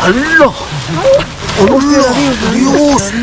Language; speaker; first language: Spanish; non-native, learner; Filipino